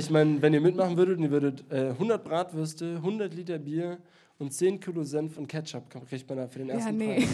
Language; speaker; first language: German; native; German